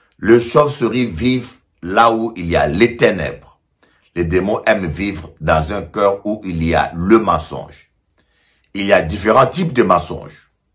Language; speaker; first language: French; non-native, local second language; Lingala